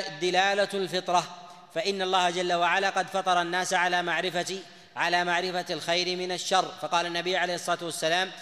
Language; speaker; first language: Arabic; native; Arabic